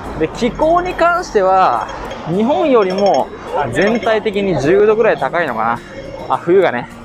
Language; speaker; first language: Japanese; native; Japanese